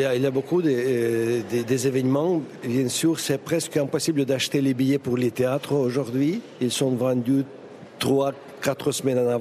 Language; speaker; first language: French; non-native, fluent; Russian